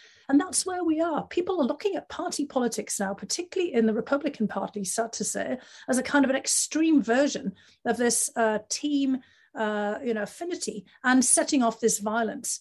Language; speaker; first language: English; native; English